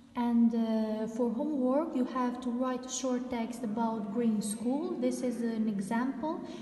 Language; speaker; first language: English; non-native, fluent; Albanian